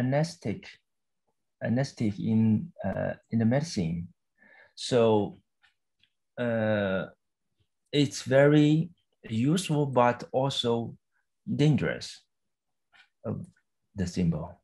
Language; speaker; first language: English; non-native, fluent; Chinese